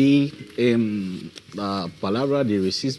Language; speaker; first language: Spanish; non-native, learner; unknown